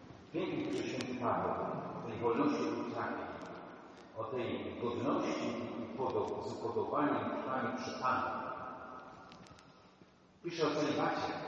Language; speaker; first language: Polish; native; Polish